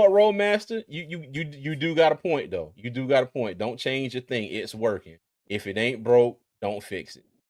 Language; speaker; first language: English; native; English